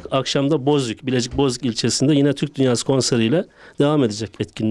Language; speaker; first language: Turkish; native; Turkish